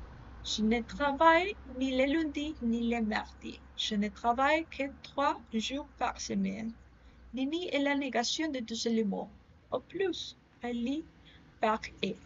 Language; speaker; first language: French; non-native, learner; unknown